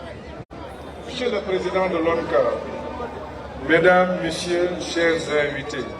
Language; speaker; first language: French; non-native, local second language; Wolof